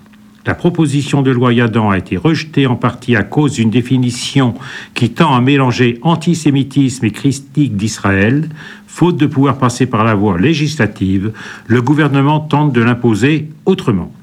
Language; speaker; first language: French; native; French